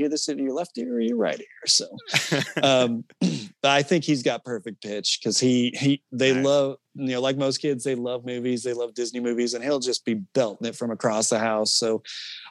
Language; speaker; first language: English; native; English